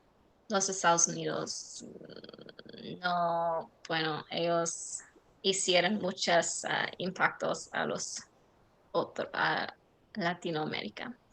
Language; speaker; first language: Spanish; non-native, learner; English